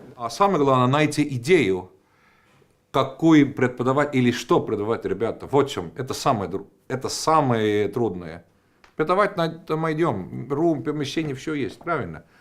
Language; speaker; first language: Russian; non-native, fluent; Estonian